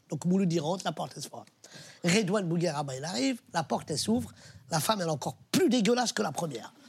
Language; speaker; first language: French; early bilingual, other home language; Arabic